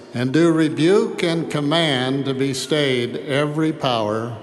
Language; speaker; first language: English; native; English